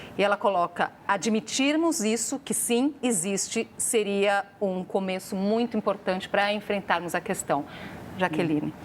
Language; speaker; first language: Portuguese; native; Portuguese